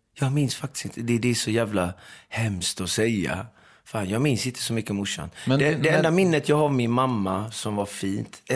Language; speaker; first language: Swedish; early bilingual, other home language; Persian